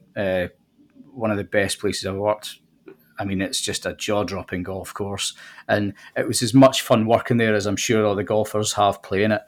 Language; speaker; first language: English; native; English